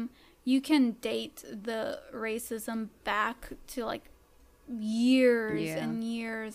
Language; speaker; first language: English; native; English